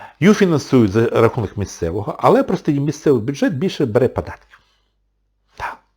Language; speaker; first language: Ukrainian; non-native, local second language; Russian